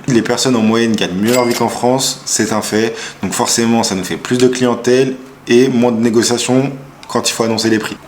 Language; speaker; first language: French; native; French